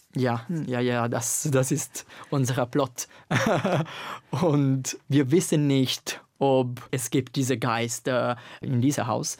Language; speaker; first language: German; non-native, learner; Italian